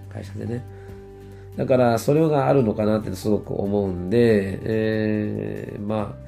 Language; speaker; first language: Japanese; native; Japanese